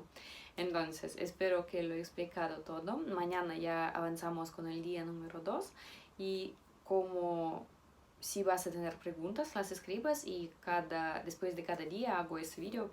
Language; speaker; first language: Spanish; non-native, fluent; Russian